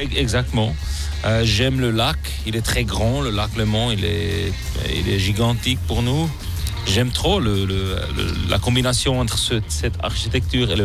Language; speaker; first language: French; non-native, local second language; German